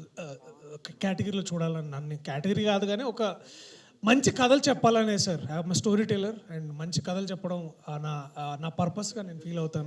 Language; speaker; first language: Telugu; native; Telugu